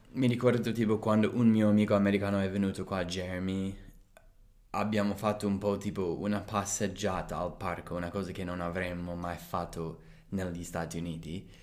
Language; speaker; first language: Italian; non-native, fluent; English